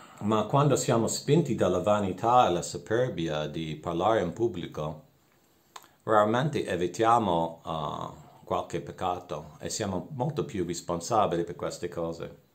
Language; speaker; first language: Italian; non-native, fluent; English